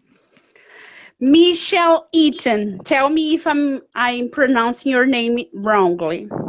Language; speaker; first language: English; non-native, fluent; Portuguese